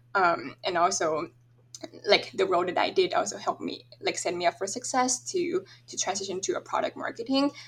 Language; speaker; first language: English; non-native, fluent; Thai